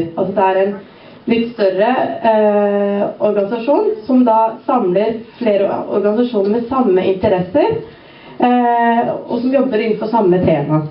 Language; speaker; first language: Norwegian; early bilingual, other home language; Somali